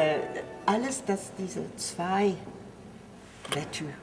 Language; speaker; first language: German; non-native, learner; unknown